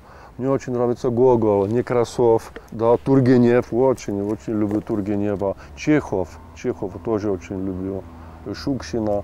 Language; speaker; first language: Russian; non-native, fluent; Czech